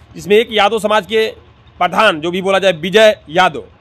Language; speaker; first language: Hindi; native; Hindi